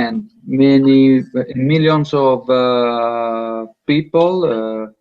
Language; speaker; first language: English; non-native, learner; Italian